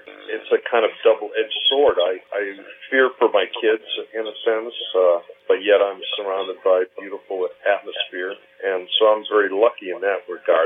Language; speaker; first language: English; native; English